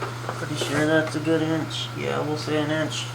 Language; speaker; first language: English; native; English